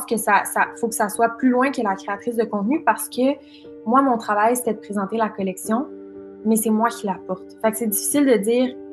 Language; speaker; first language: French; native; French